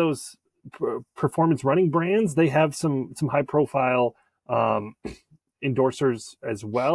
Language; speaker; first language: English; native; English